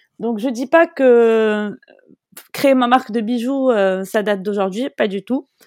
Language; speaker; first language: French; non-native, local second language; Arabic